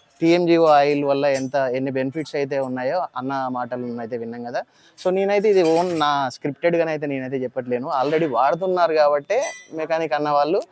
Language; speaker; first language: Telugu; native; Telugu